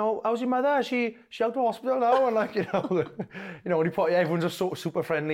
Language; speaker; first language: English; native; English